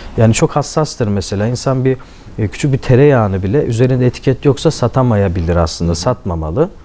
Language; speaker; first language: Turkish; native; Turkish